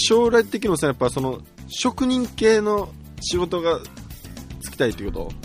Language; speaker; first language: Japanese; native; Japanese